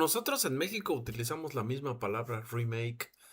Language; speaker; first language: Spanish; native; Spanish